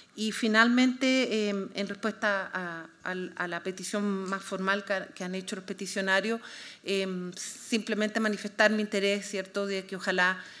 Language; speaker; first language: Spanish; native; Spanish